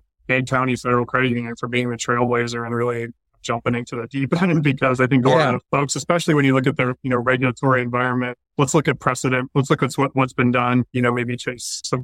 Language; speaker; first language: English; native; English